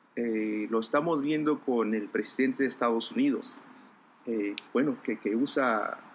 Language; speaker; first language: Spanish; non-native, local second language; Zapotec